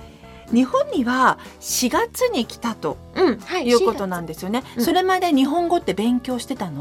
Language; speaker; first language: Japanese; native; Japanese